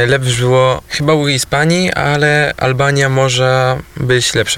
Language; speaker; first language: Polish; non-native, learner; Belarusian